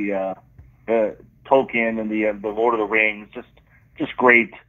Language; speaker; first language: English; native; English